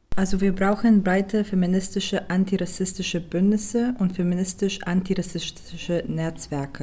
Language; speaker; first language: German; non-native, fluent; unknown